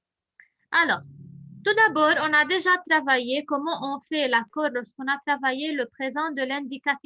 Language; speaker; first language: French; non-native, local second language; Arabic